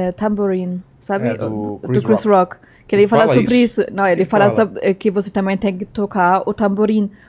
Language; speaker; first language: Portuguese; non-native, fluent; German